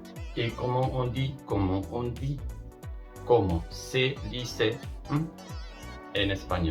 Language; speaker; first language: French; non-native, learner; Spanish